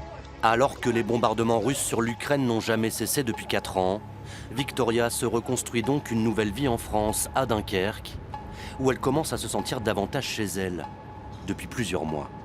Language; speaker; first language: French; native; French